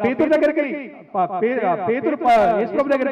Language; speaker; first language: Telugu; native; Telugu